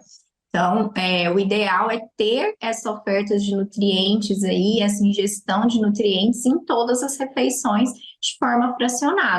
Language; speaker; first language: Portuguese; native; Portuguese